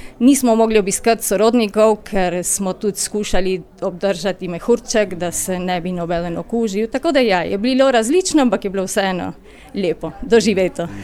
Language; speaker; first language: Slovenian; early bilingual, heritage; Slovenian